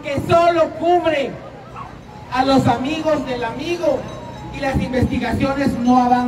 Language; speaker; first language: Spanish; native; Spanish